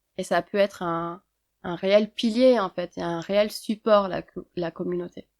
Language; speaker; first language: French; native; French